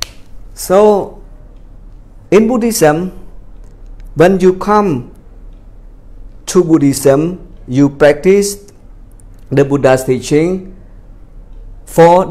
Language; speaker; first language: English; non-native, fluent; Khmer